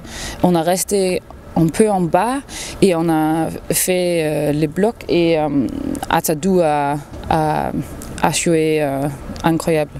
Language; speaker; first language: French; non-native, learner; Danish